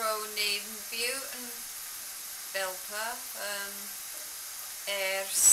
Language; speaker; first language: Welsh; non-native, learner; English